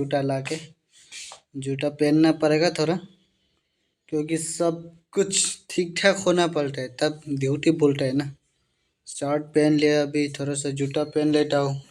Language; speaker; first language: Hindi; non-native, local second language; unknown